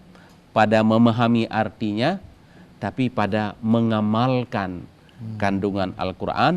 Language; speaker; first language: Indonesian; native; Indonesian